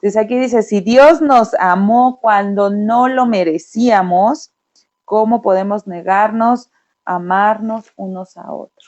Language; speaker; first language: Spanish; native; Spanish